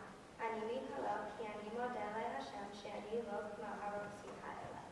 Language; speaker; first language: Hebrew; non-native, learner; English